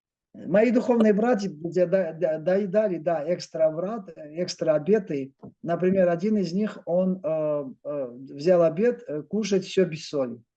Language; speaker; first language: Russian; native; Russian